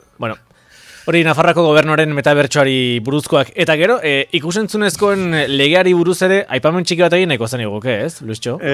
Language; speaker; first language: Basque; native; Basque